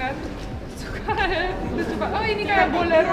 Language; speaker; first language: Indonesian; non-native, fluent; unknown